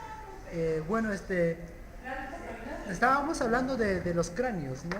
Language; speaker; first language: Spanish; native; Spanish